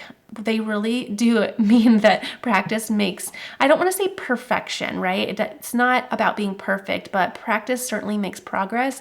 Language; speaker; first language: English; native; English